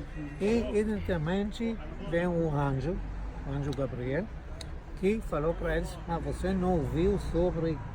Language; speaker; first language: Portuguese; non-native, fluent; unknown